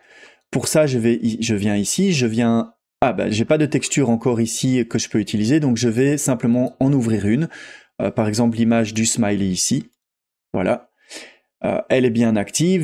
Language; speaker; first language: French; native; French